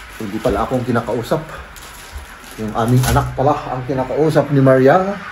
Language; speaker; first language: Filipino; native; Filipino